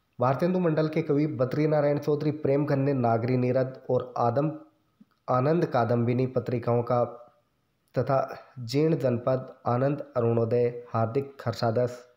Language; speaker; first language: Hindi; native; Hindi